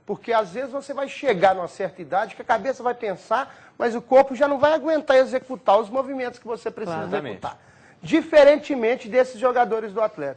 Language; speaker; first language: Portuguese; native; Portuguese